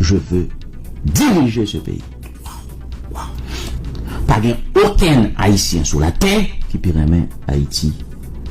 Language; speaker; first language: French; non-native, local second language; Haitian Creole